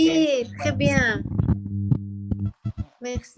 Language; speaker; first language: French; non-native, learner; Persian